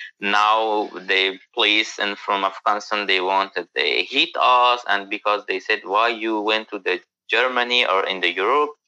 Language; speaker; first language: English; non-native, learner; Persian